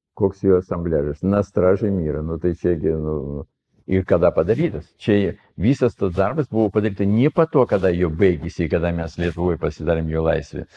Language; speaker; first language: Lithuanian; non-native, fluent; Russian